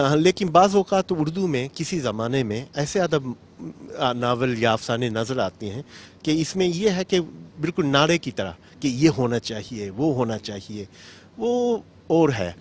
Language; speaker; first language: Urdu; non-native, fluent; Japanese